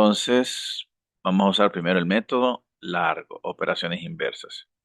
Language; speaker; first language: Spanish; native; Spanish